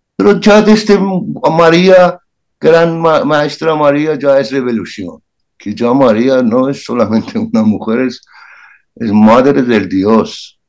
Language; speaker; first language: Spanish; non-native, learner; Persian